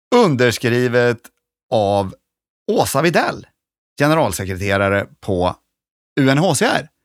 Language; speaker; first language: Swedish; native; Swedish